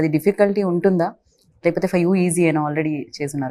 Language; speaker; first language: Telugu; native; Telugu